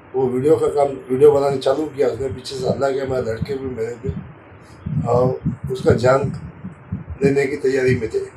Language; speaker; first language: Hindi; non-native, local second language; Gujarati